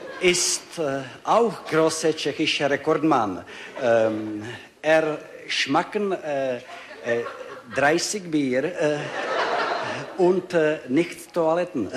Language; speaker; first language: German; non-native, learner; Czech